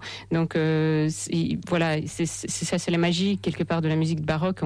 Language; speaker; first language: French; non-native, fluent; Russian